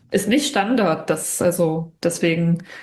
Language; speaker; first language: German; native; German